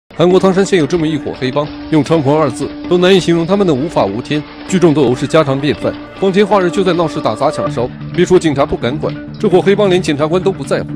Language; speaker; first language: Chinese; native; Chinese